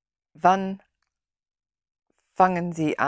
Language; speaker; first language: German; non-native, learner; English